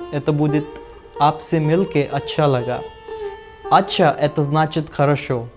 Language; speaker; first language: Russian; non-native, learner; Hindi